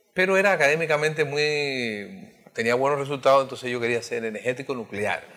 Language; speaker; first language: Spanish; native; Spanish